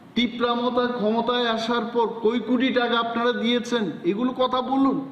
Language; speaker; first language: Bangla; non-native, local second language; Kok Borok